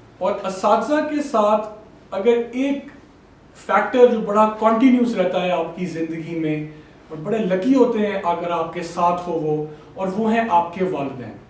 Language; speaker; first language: Urdu; non-native, local second language; Punjabi